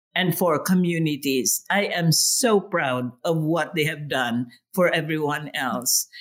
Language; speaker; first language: English; non-native, local second language; Hiligaynon